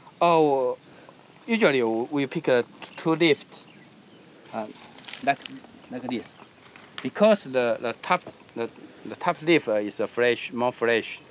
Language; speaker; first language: English; non-native, learner; Chinese